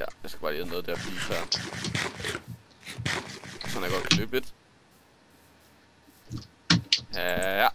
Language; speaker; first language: Danish; native; Danish